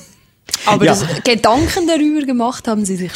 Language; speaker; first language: German; native; German